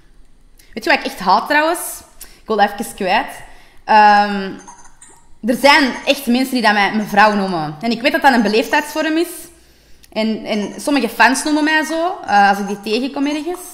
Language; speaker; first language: Dutch; native; Dutch